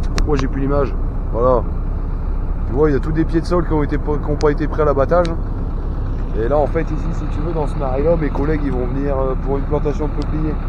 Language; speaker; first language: French; native; French